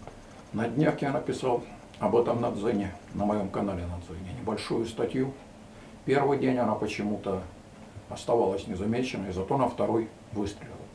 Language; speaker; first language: Russian; native; Russian